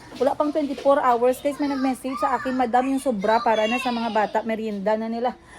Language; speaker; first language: Filipino; non-native, local second language; Cebuano